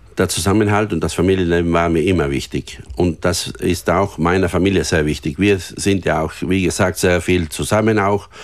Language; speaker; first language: German; native; German